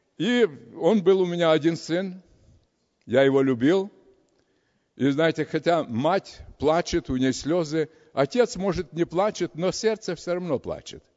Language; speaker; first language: Russian; early bilingual, heritage; Russian